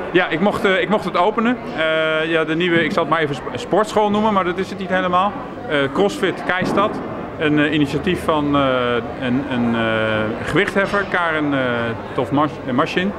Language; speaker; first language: Dutch; native; Dutch